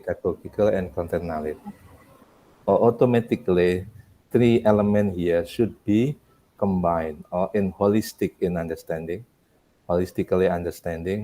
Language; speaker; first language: English; non-native, learner; Indonesian